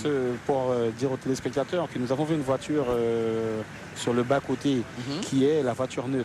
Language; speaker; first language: French; native; French